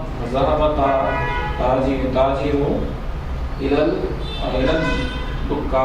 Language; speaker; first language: Arabic; non-native, learner; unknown